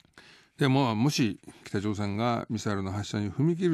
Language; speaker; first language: Japanese; native; Japanese